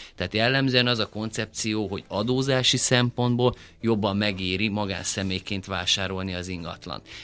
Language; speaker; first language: Hungarian; native; Hungarian